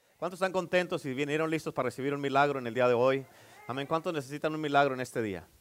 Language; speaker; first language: Spanish; native; Spanish